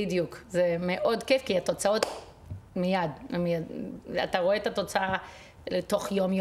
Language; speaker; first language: Hebrew; non-native, fluent; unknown